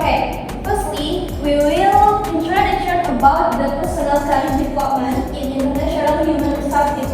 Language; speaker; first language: English; non-native, learner; Indonesian